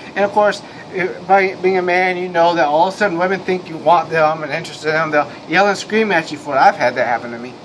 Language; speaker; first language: English; native; English